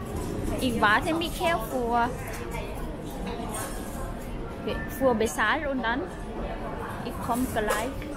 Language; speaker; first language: German; non-native, learner; Thai